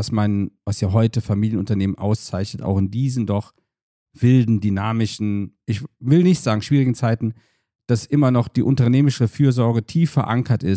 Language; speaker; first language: German; native; German